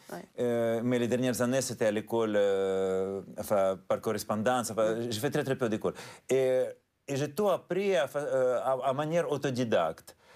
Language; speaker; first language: French; non-native, fluent; Russian